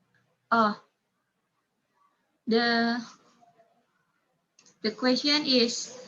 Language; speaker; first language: English; non-native, learner; Indonesian